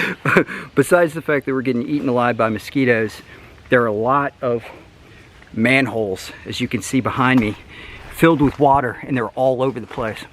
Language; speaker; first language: English; native; English